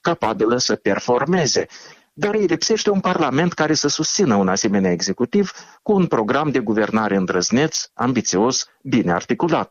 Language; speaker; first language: Romanian; native; Romanian